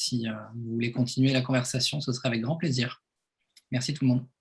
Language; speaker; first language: French; native; French